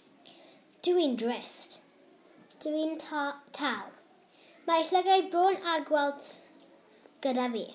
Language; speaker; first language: Welsh; non-native, local second language; English